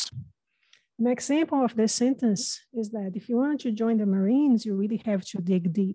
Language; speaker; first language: English; non-native, fluent; Portuguese